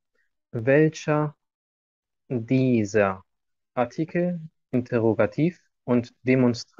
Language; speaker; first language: German; non-native, fluent; Arabic